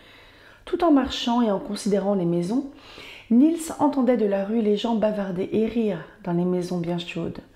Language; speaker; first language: French; native; French